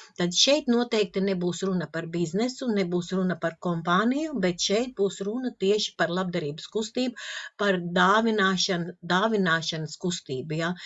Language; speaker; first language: Latvian; non-native, local second language; Russian